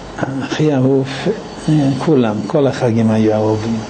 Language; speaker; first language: Hebrew; non-native, fluent; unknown